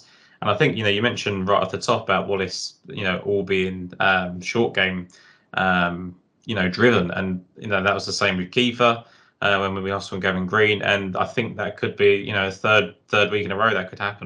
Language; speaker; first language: English; native; English